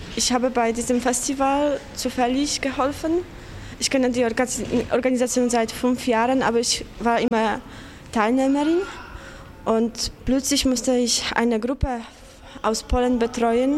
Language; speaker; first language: German; non-native, fluent; Polish